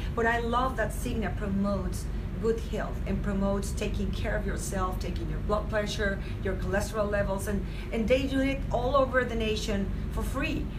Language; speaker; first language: English; non-native, fluent; Spanish